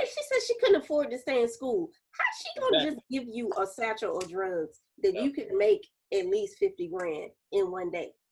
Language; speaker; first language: English; native; English